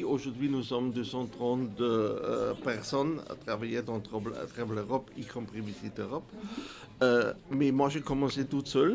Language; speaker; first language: French; non-native, fluent; German